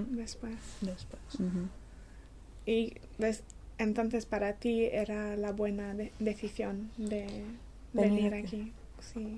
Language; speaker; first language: Spanish; non-native, learner; English